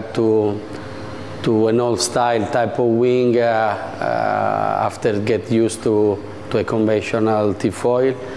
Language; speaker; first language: English; non-native, fluent; Italian